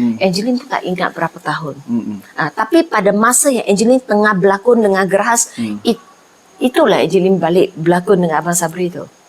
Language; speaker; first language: Malay; non-native, local second language; Chinese